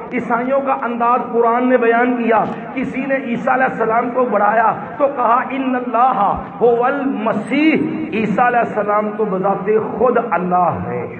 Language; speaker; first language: Urdu; non-native, local second language; Punjabi